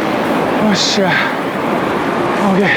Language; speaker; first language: Japanese; native; Japanese